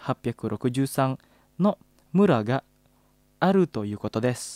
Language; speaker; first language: Japanese; non-native, fluent; Indonesian